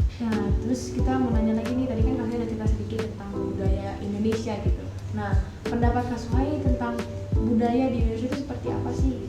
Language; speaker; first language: Indonesian; native; Indonesian